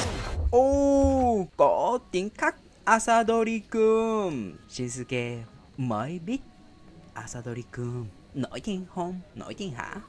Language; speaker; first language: Vietnamese; non-native, learner; Japanese